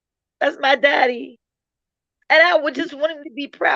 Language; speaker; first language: English; native; English